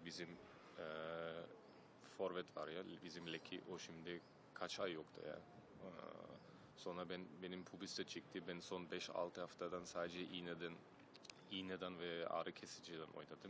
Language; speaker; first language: Turkish; early bilingual, heritage; German